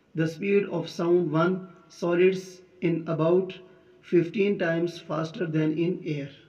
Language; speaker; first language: English; non-native, local second language; Urdu